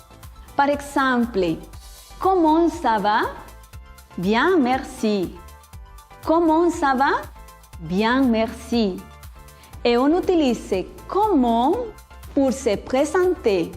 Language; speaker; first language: French; non-native, fluent; Spanish